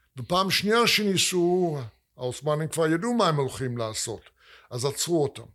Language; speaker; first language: Hebrew; non-native, fluent; English